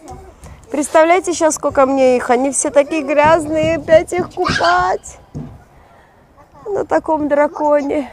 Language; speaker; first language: Russian; native; Russian